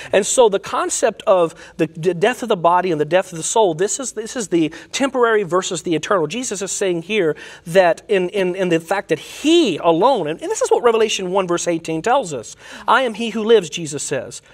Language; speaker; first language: English; native; English